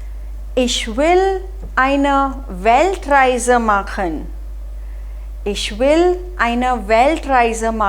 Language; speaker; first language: German; non-native, fluent; Hindi